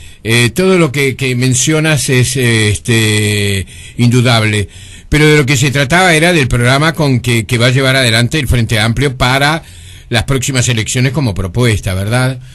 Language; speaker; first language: Spanish; native; Spanish